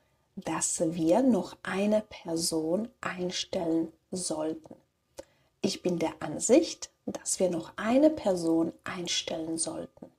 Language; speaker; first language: German; non-native, fluent; Slovak